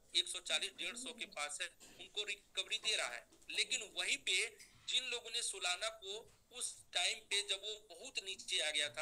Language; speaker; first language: Hindi; native; Hindi